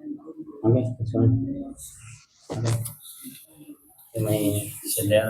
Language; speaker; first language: English; non-native, learner; Indonesian